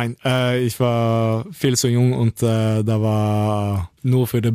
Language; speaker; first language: German; non-native, learner; Norwegian